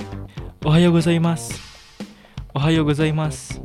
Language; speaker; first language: Japanese; non-native, fluent; Indonesian